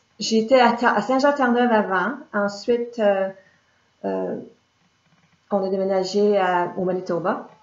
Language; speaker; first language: French; native; French